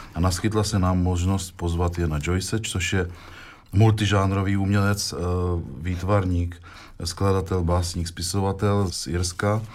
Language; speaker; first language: Czech; native; Czech